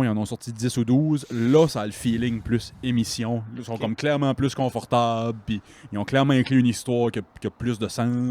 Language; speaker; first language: French; native; French